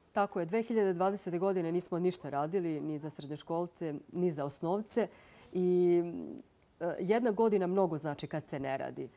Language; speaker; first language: Croatian; native; Croatian